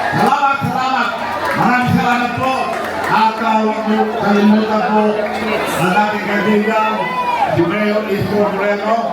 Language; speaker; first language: Filipino; non-native, local second language; Iloko